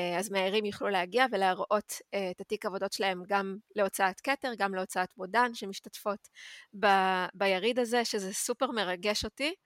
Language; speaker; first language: Hebrew; native; Hebrew